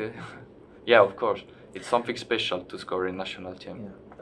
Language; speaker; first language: English; non-native, learner; French